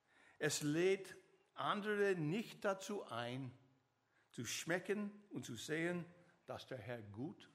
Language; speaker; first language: German; non-native, learner; English